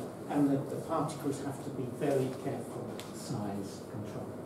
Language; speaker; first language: English; native; English